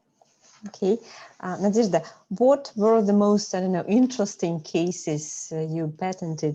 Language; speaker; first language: English; non-native, fluent; Russian